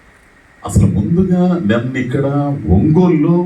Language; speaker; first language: Telugu; native; Telugu